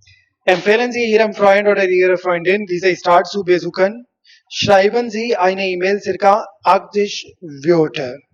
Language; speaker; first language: German; non-native, fluent; Hindi